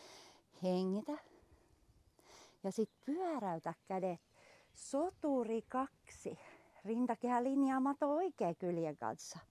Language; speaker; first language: Finnish; native; Finnish